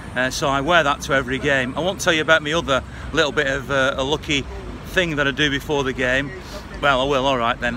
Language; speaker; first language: English; native; English